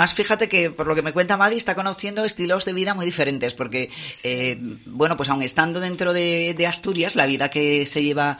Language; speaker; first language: Spanish; native; Spanish